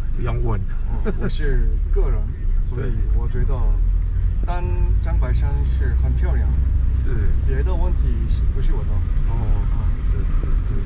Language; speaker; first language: Chinese; non-native, learner; Korean